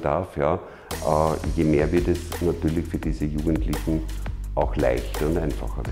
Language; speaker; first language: German; native; German